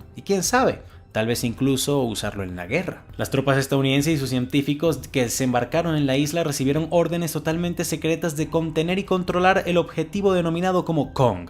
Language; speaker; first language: Spanish; native; Spanish